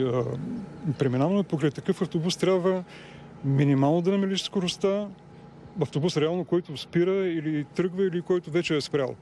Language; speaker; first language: Bulgarian; native; Bulgarian